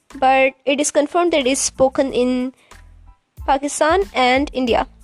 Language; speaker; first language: English; non-native, local second language; Punjabi